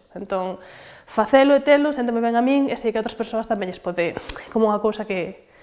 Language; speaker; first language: Galician; non-native, local second language; Spanish